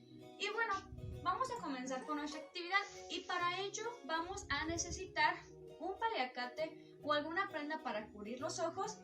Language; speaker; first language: Spanish; native; Spanish